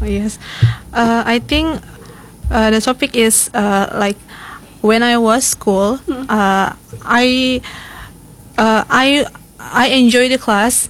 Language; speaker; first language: English; non-native, learner; Indonesian